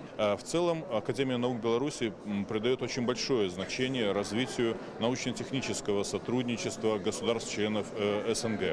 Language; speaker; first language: Russian; native; Russian